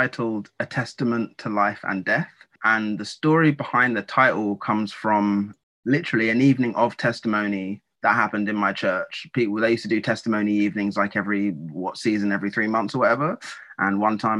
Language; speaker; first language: English; native; English